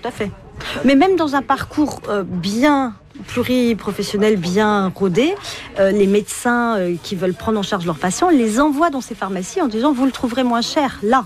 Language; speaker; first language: French; native; French